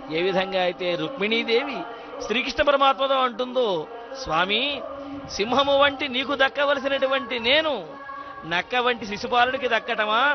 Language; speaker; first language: Telugu; native; Telugu